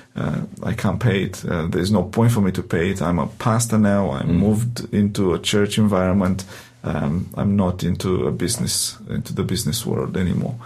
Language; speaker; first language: English; non-native, fluent; Romanian